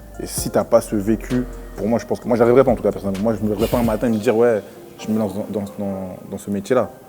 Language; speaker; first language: French; native; French